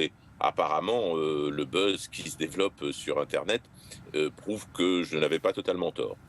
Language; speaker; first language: French; native; French